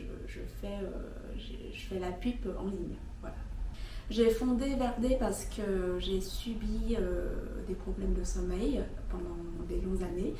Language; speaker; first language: French; non-native, fluent; Vietnamese